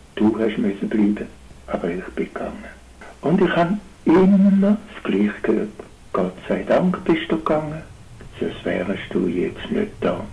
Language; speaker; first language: German; native; German